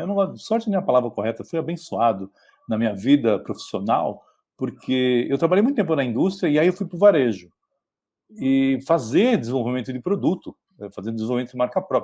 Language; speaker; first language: Portuguese; native; Portuguese